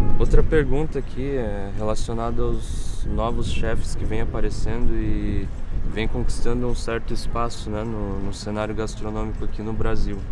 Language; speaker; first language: Portuguese; native; Portuguese